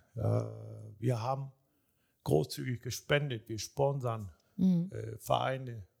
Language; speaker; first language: German; early bilingual, other home language; Turkish